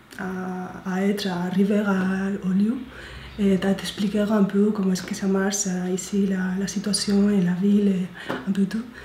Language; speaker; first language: French; non-native, learner; Spanish